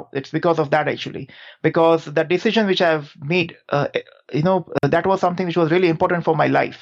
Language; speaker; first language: English; non-native, local second language; Gujarati